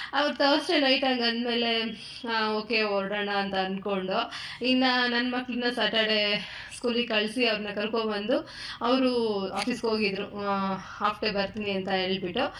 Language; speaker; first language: Kannada; native; Kannada